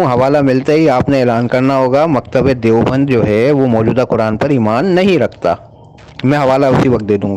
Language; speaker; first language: Urdu; native; Urdu